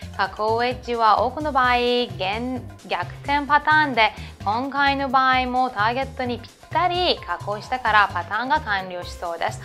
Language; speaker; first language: Japanese; non-native, fluent; Persian